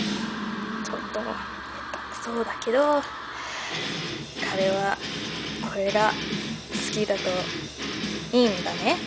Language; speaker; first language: Japanese; non-native, learner; English